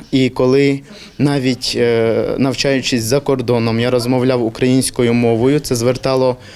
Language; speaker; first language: Ukrainian; non-native, local second language; Turkish